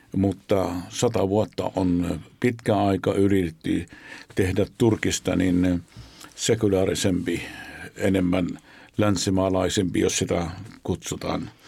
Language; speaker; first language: Finnish; non-native, fluent; Arabic